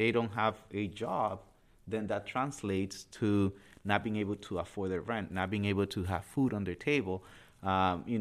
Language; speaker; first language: English; non-native, fluent; Spanish